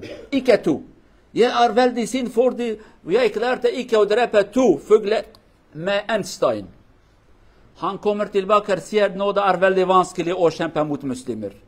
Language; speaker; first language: Norwegian; non-native, fluent; Kurdish